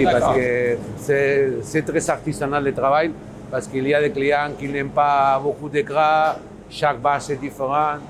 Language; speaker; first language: French; non-native, learner; Basque